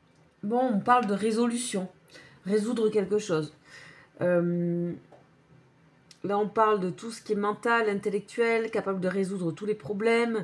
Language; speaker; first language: French; native; French